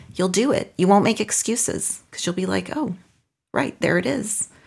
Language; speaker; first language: English; non-native, fluent; Spanish